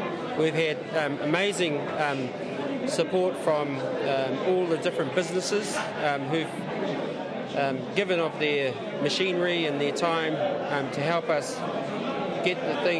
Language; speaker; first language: English; native; English